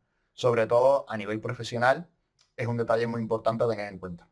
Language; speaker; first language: Spanish; native; Spanish